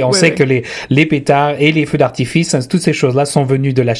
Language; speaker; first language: French; native; French